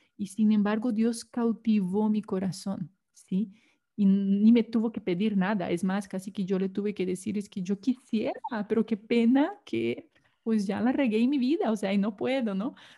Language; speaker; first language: Spanish; non-native, fluent; Portuguese